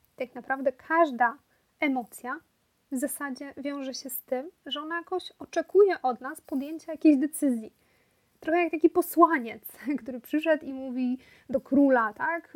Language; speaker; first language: Polish; native; Polish